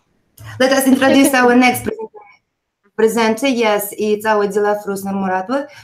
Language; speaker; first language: English; non-native, fluent; Uzbek